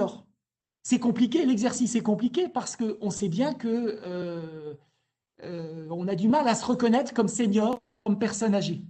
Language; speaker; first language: French; native; French